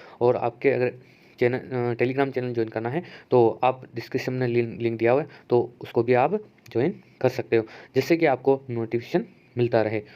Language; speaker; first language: Hindi; native; Hindi